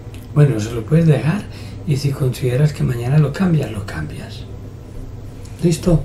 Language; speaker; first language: Spanish; native; Spanish